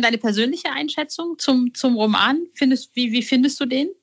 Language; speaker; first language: German; native; German